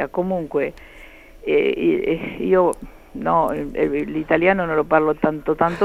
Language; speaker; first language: Italian; early bilingual, heritage; Spanish